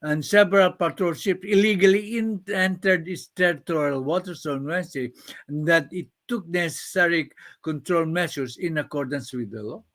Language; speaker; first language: English; non-native, local second language; Filipino